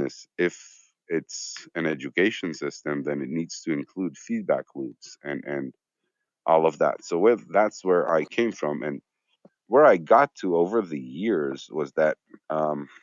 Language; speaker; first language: English; non-native, fluent; Hebrew